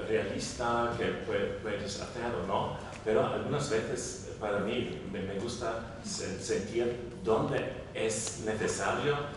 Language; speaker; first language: Spanish; non-native, learner; German